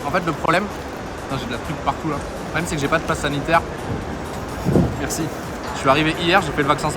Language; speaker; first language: French; native; French